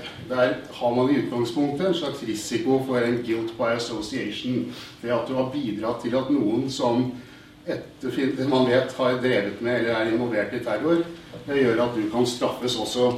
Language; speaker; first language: Norwegian; native; Norwegian